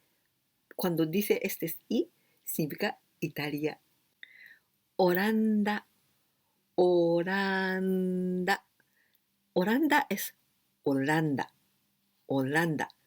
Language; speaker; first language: Spanish; non-native, fluent; Japanese